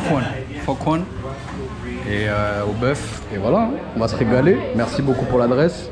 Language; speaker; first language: French; native; French